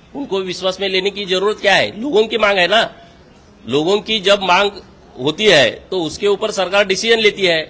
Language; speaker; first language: Hindi; non-native, local second language; Marathi